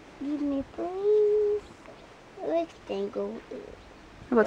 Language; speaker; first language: English; non-native, learner; Russian